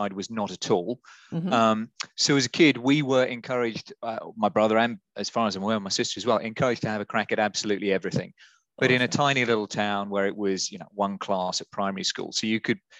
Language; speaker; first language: English; native; English